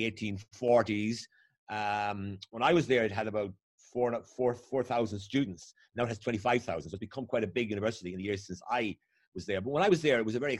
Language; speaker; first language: English; native; English